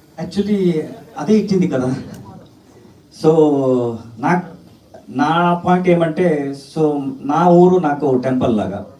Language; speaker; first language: Telugu; non-native, learner; Kannada